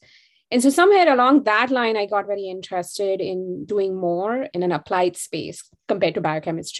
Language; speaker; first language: English; non-native, local second language; Hindi